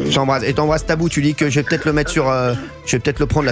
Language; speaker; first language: French; native; French